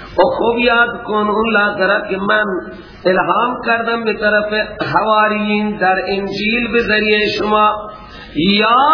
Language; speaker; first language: Persian; non-native, local second language; Baluchi